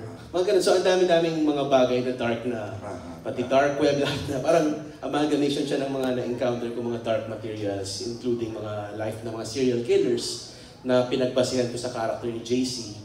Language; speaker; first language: Filipino; native; Filipino